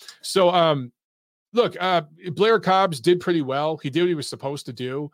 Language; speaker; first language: English; native; English